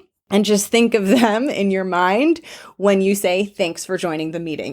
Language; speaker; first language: English; native; English